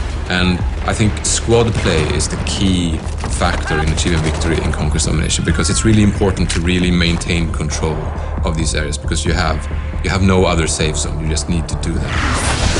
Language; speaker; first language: English; non-native, fluent; Swedish